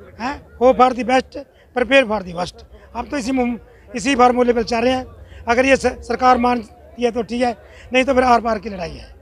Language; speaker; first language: Hindi; native; Hindi